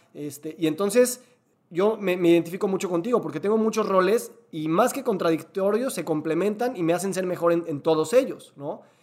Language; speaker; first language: Spanish; native; Spanish